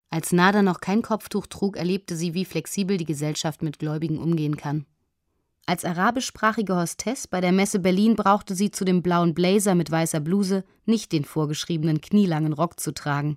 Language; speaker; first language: German; native; German